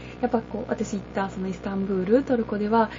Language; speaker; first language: Japanese; native; Japanese